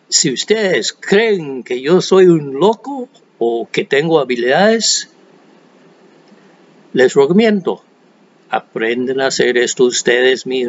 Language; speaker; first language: Spanish; non-native, fluent; English